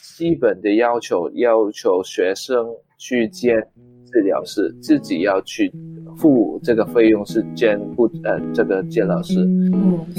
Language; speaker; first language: Chinese; non-native, local second language; Cantonese